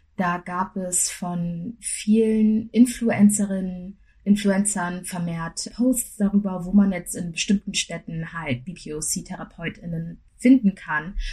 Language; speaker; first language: German; early bilingual, other home language; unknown